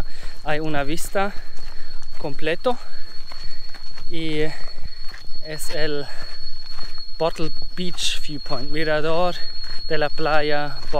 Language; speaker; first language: Spanish; non-native, learner; German